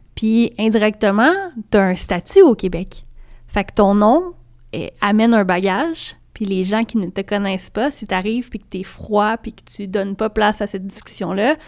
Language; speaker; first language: French; native; French